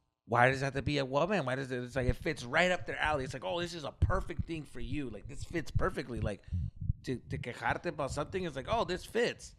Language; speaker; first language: English; early bilingual, other home language; Spanish